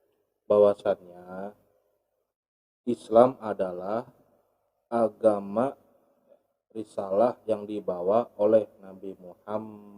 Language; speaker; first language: Indonesian; native; Indonesian